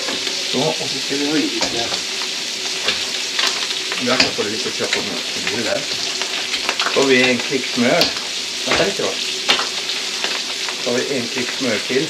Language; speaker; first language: Swedish; native; Swedish